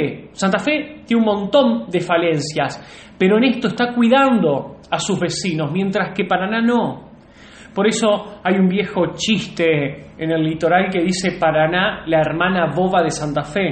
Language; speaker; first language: Spanish; native; Spanish